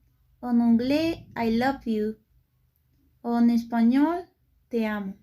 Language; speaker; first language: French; non-native, learner; Spanish